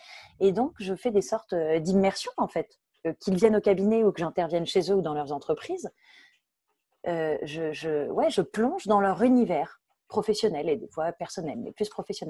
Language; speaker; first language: French; native; French